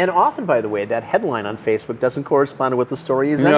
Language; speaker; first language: English; native; English